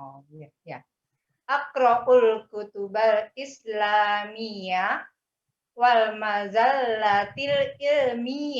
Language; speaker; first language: Arabic; non-native, learner; Indonesian